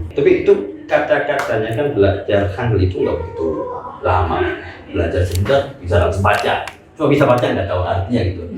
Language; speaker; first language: Indonesian; non-native, fluent; Korean